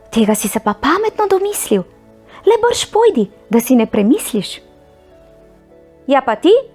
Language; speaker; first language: Slovenian; native; Slovenian